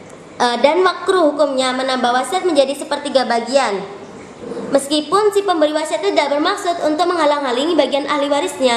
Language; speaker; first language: Indonesian; native; Indonesian